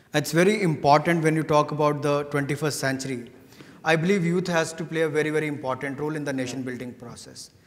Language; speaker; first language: English; non-native, local second language; Hindi